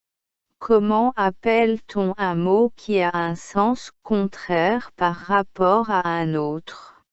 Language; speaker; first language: French; non-native, local second language; Arabic